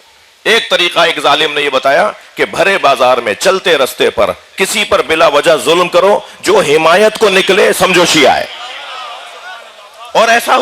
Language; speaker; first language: Urdu; native; Urdu